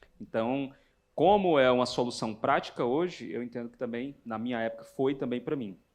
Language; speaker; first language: Portuguese; native; Portuguese